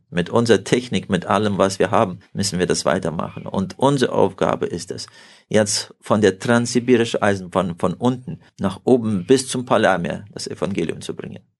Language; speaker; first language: German; early bilingual, heritage; German